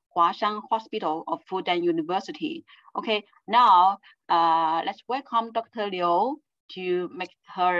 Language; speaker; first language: English; non-native, fluent; Chinese